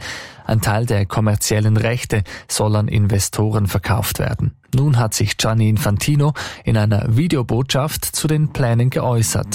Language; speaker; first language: German; native; German